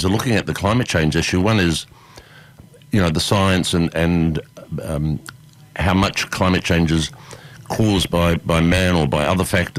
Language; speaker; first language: English; native; English